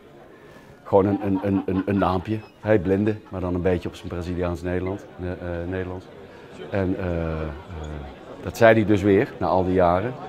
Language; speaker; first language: Dutch; native; Dutch